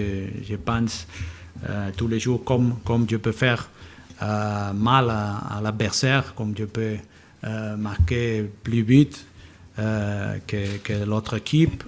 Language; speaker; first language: French; non-native, learner; Spanish